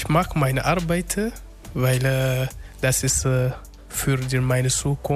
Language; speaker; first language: German; non-native, learner; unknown